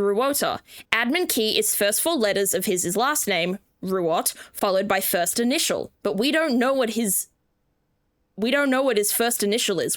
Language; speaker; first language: English; native; English